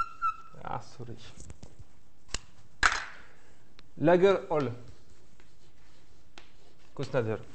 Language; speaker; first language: Norwegian; non-native, fluent; French